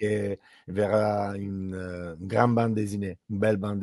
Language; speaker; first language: French; non-native, learner; Italian